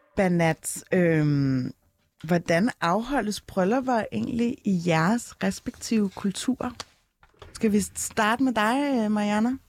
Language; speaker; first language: Danish; early bilingual, other home language; Arabic